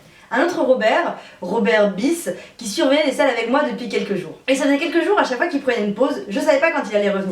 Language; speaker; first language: French; native; French